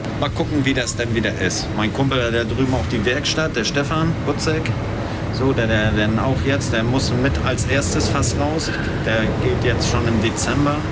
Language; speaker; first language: German; native; German